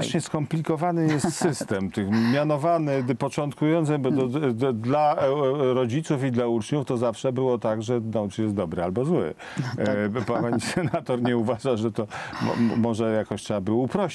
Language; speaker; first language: Polish; native; Polish